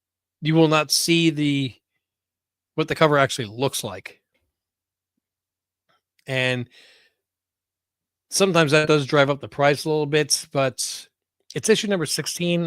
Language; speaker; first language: English; native; English